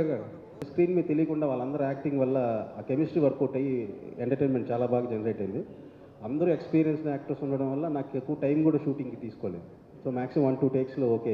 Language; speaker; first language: Telugu; native; Telugu